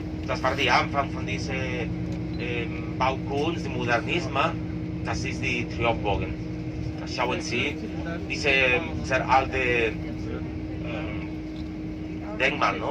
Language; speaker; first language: German; non-native, learner; Catalan